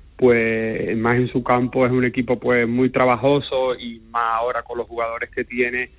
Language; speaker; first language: Spanish; native; Spanish